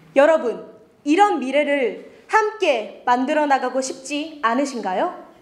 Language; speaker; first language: Korean; early bilingual, other home language; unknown